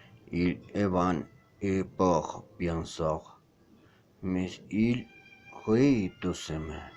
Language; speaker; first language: French; non-native, learner; Spanish